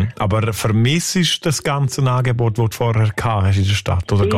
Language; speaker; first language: German; native; German